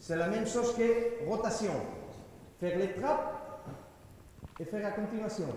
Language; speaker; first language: French; non-native, learner; Spanish